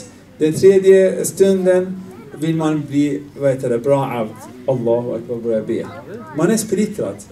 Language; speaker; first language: Swedish; non-native, fluent; Arabic